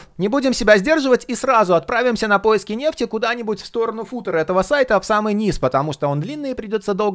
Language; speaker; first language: Russian; native; Russian